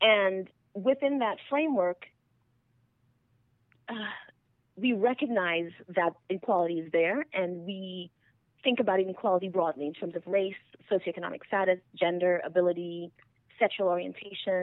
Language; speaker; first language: English; native; English